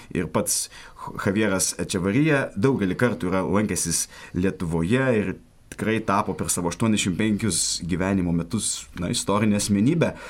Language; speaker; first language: Lithuanian; native; Lithuanian